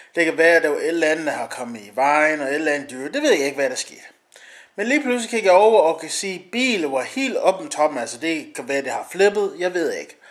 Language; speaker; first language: Danish; non-native, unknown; English